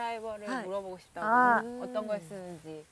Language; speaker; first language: Japanese; non-native, learner; Korean